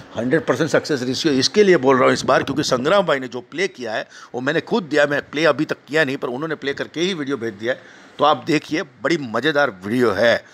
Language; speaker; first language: Hindi; native; Hindi